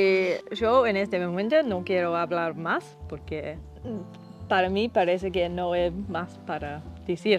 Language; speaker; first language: Spanish; non-native, learner; English